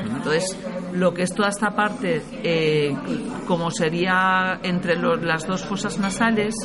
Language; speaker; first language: Spanish; native; Spanish